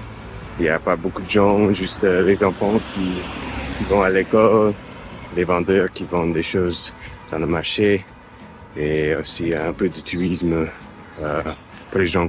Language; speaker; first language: French; non-native, fluent; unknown